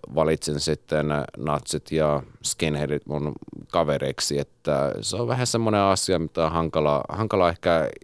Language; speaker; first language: Finnish; native; Finnish